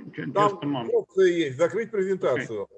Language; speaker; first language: Russian; native; Russian